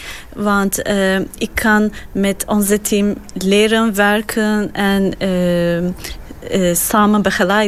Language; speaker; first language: Dutch; non-native, learner; Turkish